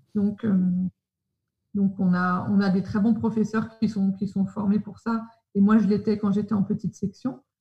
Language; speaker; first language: French; native; French